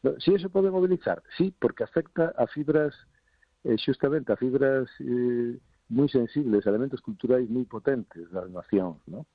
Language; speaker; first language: Galician; non-native, local second language; Spanish